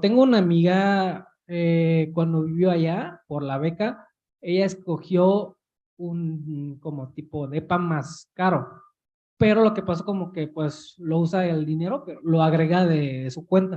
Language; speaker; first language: Spanish; early bilingual, heritage; Spanish